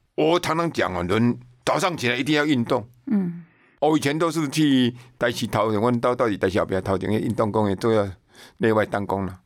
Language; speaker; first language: Min Nan Chinese; native; Min Nan Chinese